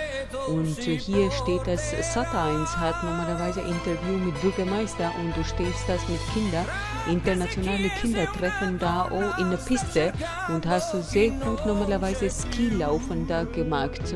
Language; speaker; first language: German; non-native, learner; Albanian